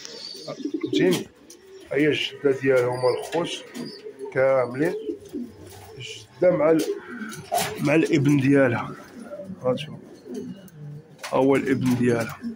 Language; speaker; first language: Arabic; native; Arabic